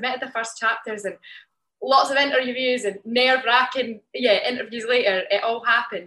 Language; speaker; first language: English; native; English